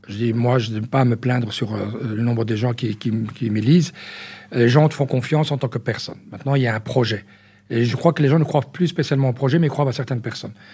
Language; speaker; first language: French; early bilingual, other home language; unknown